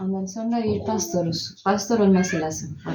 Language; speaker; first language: Turkish; non-native, learner; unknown